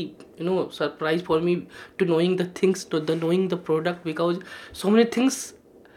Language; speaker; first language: English; non-native, local second language; Hindi